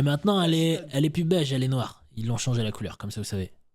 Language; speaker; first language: French; native; French